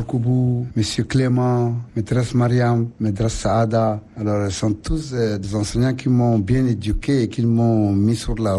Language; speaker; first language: French; non-native, local second language; Arabic